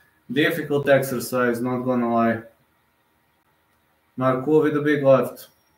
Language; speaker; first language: English; non-native, fluent; Serbian